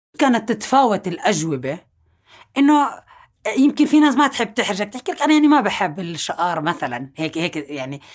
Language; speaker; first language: Arabic; native; Arabic